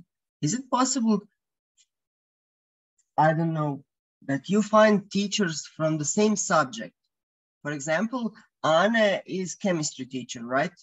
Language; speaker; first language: English; non-native, fluent; Croatian